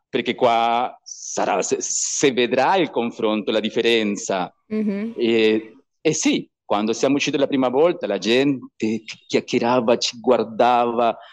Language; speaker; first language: Italian; non-native, learner; Spanish